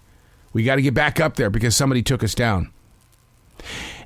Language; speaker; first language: English; native; English